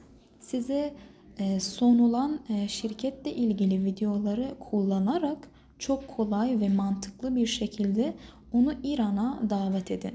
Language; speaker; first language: Turkish; non-native, fluent; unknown